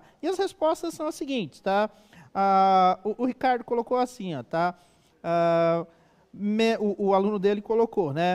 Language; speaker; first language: Portuguese; native; Portuguese